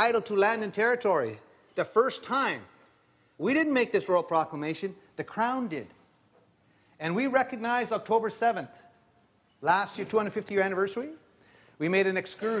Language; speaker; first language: English; native; English